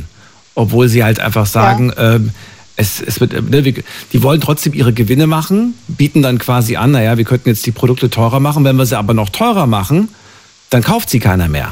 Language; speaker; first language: German; native; German